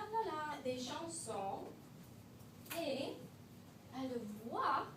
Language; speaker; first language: French; non-native, fluent; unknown